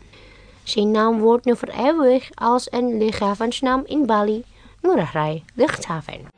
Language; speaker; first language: Dutch; non-native, fluent; Indonesian